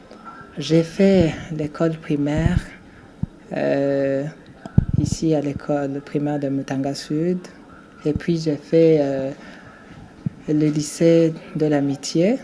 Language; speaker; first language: French; non-native, local second language; Rundi